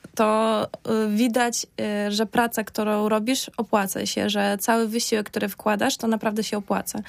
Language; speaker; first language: Polish; non-native, fluent; Ukrainian